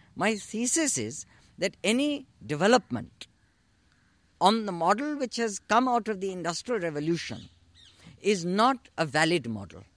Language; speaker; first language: English; non-native, local second language; Urdu